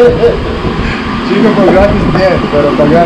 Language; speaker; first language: Spanish; non-native, learner; Russian